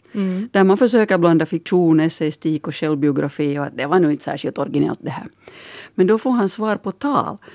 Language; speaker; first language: Swedish; native; Swedish